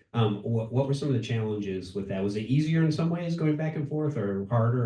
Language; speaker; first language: English; native; English